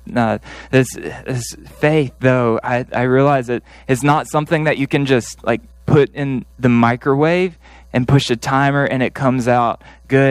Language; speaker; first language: English; native; English